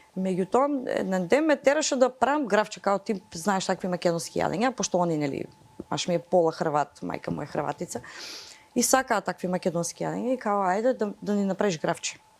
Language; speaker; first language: Macedonian; native; Macedonian